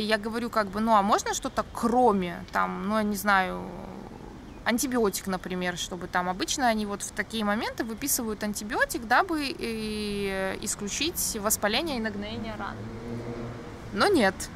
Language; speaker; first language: Russian; native; Russian